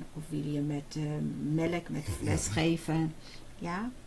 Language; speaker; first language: Dutch; non-native, fluent; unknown